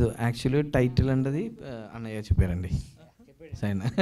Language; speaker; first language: Telugu; non-native, learner; Malayalam